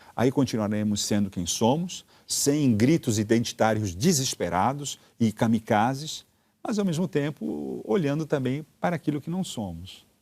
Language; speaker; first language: Portuguese; early bilingual, other home language; Italian